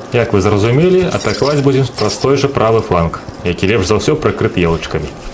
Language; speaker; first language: Belarusian; non-native, local second language; Russian